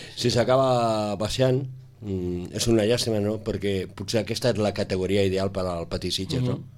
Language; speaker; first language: Catalan; native; Catalan